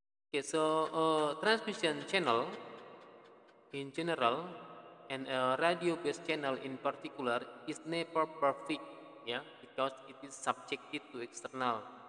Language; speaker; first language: English; non-native, fluent; Indonesian